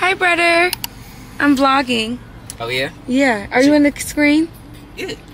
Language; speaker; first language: English; native; English